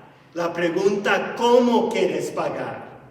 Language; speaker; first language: Spanish; non-native, fluent; English